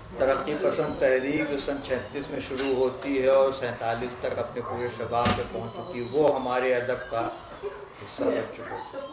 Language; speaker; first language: Urdu; native; Urdu